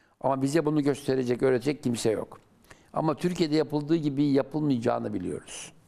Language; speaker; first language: Turkish; native; Turkish